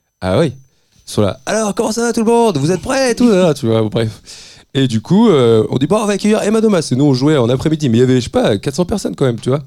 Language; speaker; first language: French; native; French